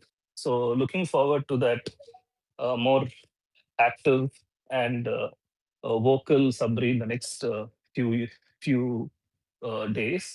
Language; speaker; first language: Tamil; non-native, local second language; Malayalam